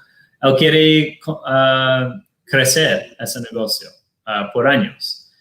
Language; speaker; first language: Spanish; non-native, fluent; Portuguese